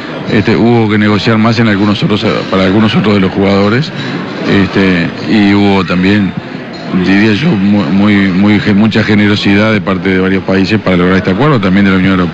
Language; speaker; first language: Spanish; native; Spanish